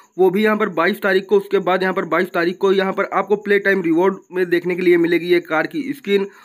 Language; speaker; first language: Hindi; native; Hindi